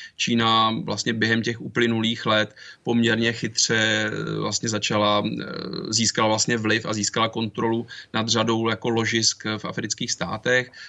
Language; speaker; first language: Czech; native; Czech